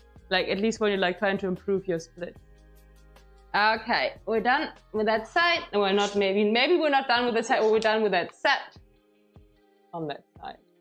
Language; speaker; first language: English; non-native, fluent; German